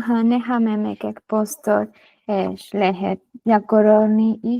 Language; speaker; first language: Hungarian; non-native, learner; Spanish